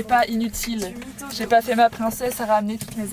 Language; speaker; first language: French; native; French